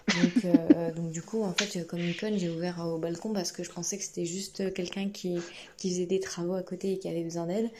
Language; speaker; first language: French; native; French